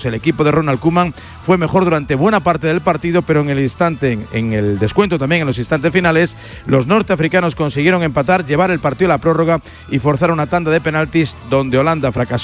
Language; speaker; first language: Spanish; native; Spanish